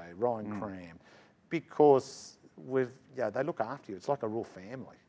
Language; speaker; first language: English; native; English